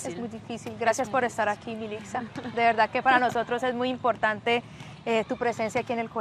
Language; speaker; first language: Spanish; native; Spanish